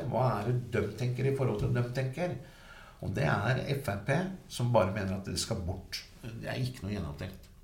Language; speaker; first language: Norwegian; native; Norwegian